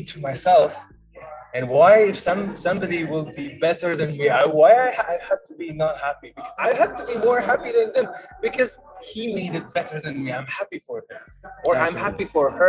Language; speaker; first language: English; non-native, fluent; Uzbek